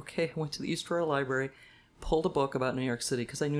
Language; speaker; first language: English; native; English